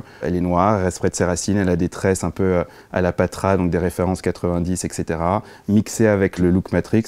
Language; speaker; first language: French; native; French